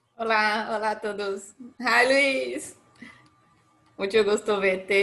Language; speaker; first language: Spanish; non-native, fluent; Portuguese